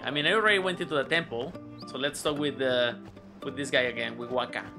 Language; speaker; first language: English; non-native, fluent; Spanish